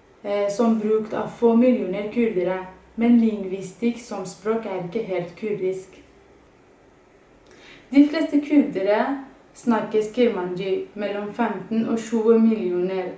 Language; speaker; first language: Norwegian; non-native, fluent; Kurdish